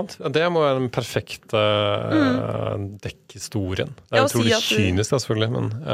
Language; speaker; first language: Norwegian; native; Norwegian